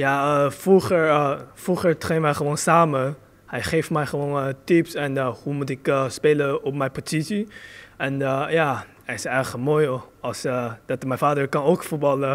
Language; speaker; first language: Dutch; early bilingual, other home language; Chinese